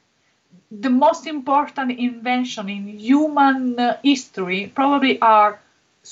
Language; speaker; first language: English; non-native, learner; Italian